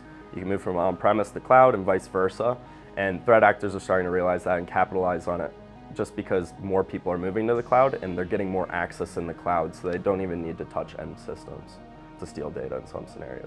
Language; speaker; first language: English; native; English